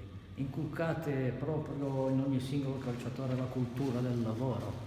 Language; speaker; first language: Italian; native; Italian